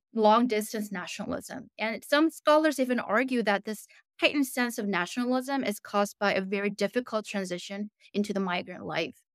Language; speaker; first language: English; early bilingual, other home language; Korean